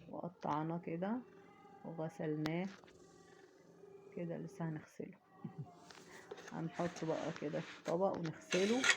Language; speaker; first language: Arabic; native; Arabic